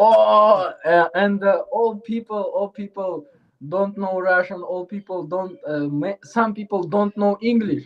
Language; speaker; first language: English; non-native, learner; Uzbek